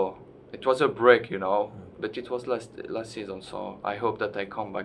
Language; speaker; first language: English; non-native, learner; French